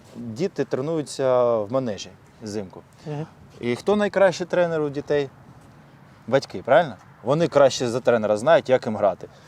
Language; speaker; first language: Ukrainian; non-native, local second language; Russian